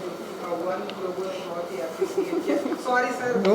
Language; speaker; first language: Hindi; native; Hindi